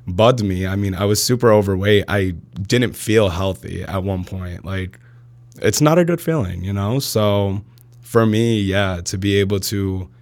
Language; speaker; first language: English; early bilingual, other home language; Arabic